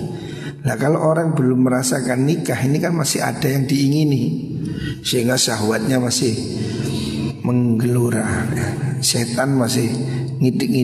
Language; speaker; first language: Indonesian; non-native, local second language; Javanese